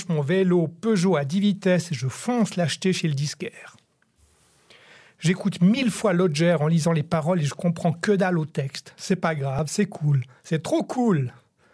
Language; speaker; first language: French; native; French